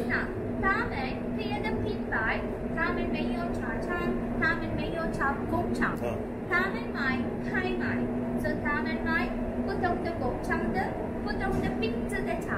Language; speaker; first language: Chinese; non-native, learner; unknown